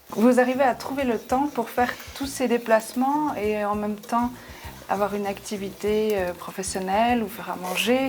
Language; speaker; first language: French; native; French